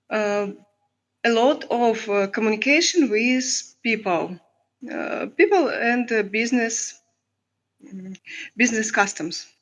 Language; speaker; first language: English; non-native, learner; Russian